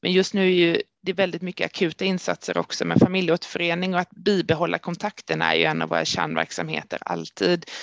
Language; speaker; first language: Swedish; native; Swedish